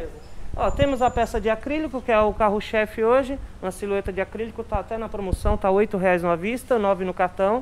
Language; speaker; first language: Portuguese; native; Portuguese